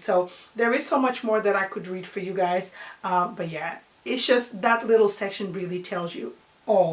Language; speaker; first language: English; non-native, fluent; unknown